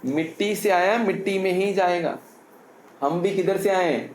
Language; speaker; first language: Hindi; non-native, local second language; Tamil